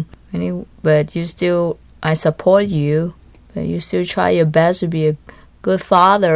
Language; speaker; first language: English; non-native, fluent; Vietnamese